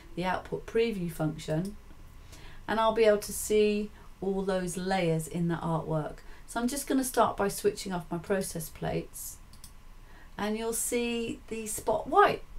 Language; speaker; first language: English; native; English